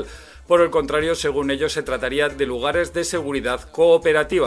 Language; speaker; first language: Spanish; native; Spanish